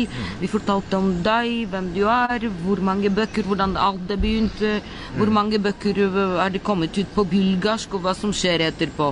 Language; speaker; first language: Norwegian; non-native, fluent; Bulgarian